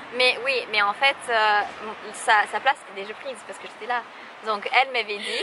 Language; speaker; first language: French; non-native, fluent; English